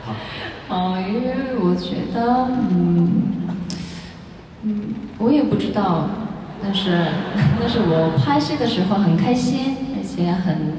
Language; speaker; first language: Chinese; non-native, learner; Korean